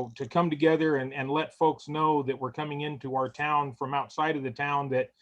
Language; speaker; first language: English; native; English